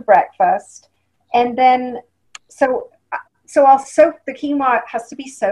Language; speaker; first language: English; native; English